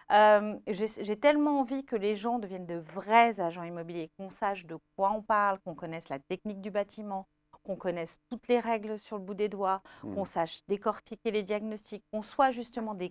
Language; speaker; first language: French; native; French